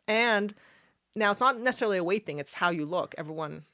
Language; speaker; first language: English; non-native, fluent; Arabic